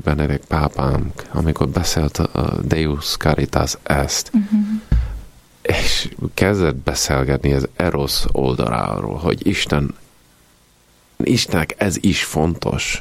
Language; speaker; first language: Hungarian; non-native, fluent; Italian